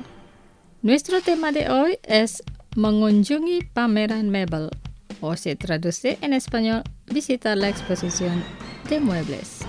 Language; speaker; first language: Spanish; non-native, fluent; Indonesian